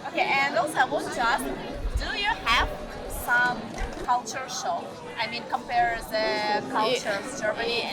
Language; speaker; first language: English; non-native, learner; Russian